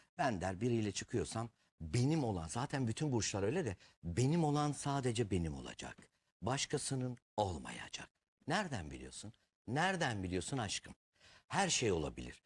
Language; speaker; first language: Turkish; native; Turkish